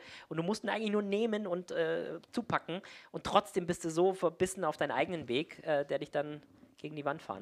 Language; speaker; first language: German; native; German